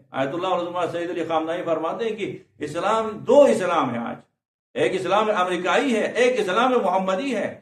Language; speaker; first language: Urdu; non-native, local second language; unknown